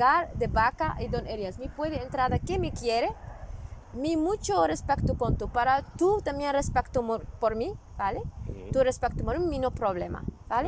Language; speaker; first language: Spanish; non-native, learner; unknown